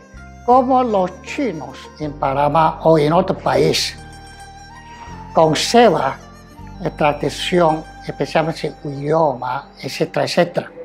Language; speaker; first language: Spanish; non-native, fluent; Chinese